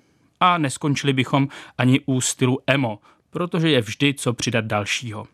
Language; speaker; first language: Czech; native; Czech